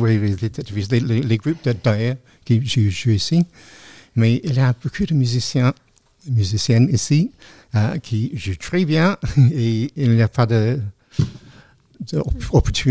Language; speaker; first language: French; non-native, learner; English